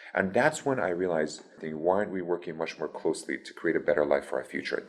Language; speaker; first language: English; early bilingual, other home language; Persian